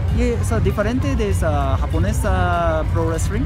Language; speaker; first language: Spanish; non-native, learner; Japanese